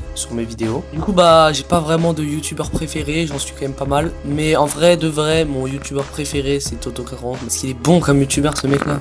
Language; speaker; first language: French; native; French